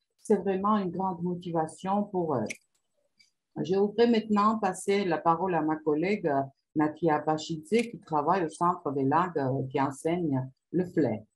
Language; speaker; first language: French; non-native, fluent; Georgian